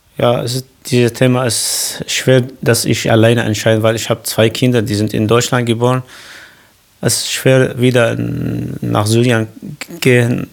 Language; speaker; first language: German; non-native, learner; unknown